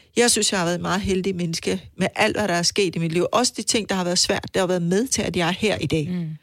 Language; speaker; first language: Danish; non-native, fluent; Persian